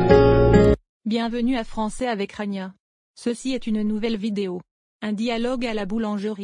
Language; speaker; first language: French; non-native, fluent; Arabic